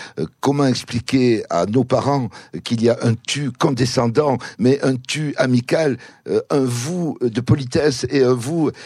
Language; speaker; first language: French; early bilingual, other home language; Kabyle